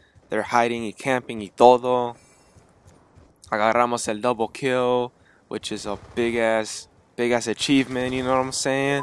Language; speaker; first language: English; early bilingual, other home language; Spanish